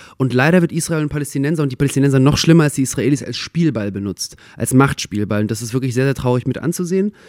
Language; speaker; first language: German; early bilingual, other home language; Russian